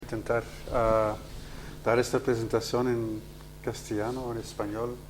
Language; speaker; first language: Spanish; non-native, fluent; Dutch